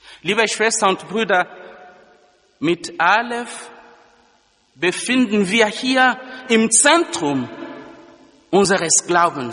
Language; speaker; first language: German; non-native, fluent; Lingala